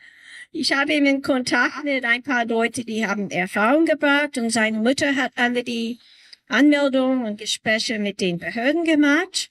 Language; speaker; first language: German; non-native, learner; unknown